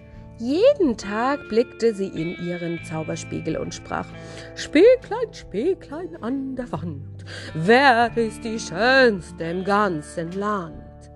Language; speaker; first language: German; native; German